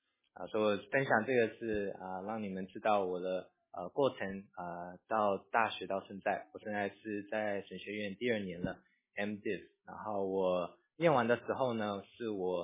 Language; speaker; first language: Chinese; early bilingual, heritage; English